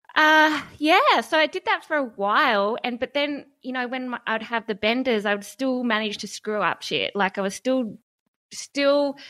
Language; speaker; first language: English; native; English